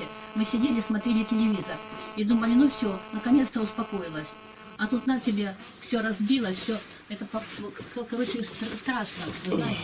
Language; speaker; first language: Russian; native; Russian